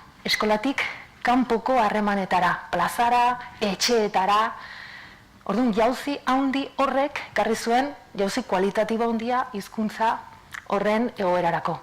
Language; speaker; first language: Basque; native; Basque